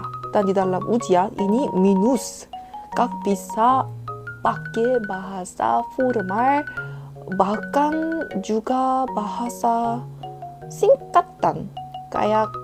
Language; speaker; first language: Indonesian; non-native, fluent; Korean